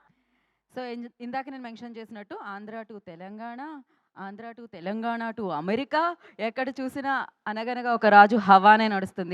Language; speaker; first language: Telugu; native; Telugu